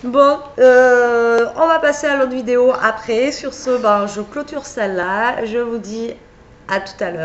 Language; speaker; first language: French; native; French